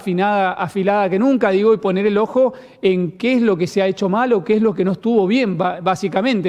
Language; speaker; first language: Spanish; native; Spanish